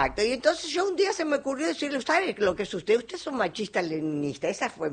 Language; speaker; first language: Spanish; native; Spanish